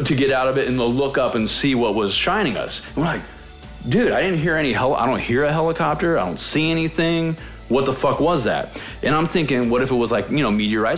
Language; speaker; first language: English; native; English